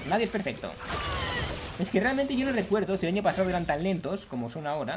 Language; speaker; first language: Spanish; native; Spanish